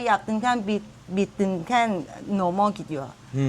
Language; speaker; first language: Turkish; non-native, learner; Thai